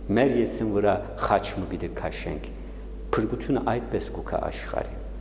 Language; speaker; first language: Armenian; native; Armenian